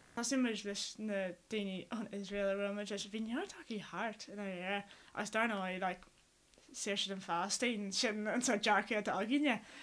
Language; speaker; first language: Irish; non-native, local second language; English